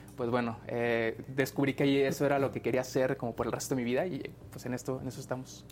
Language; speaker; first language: Spanish; native; Spanish